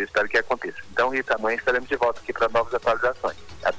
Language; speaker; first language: Portuguese; native; Portuguese